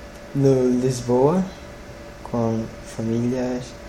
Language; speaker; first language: Portuguese; non-native, learner; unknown